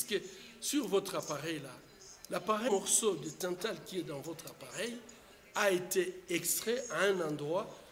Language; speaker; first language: French; non-native, local second language; Swahili